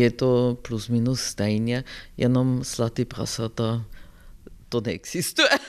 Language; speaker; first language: Czech; non-native, fluent; German